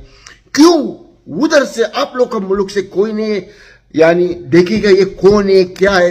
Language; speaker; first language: Hindi; non-native, learner; Arabic